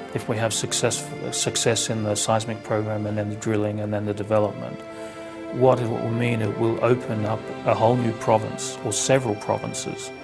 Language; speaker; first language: English; native; English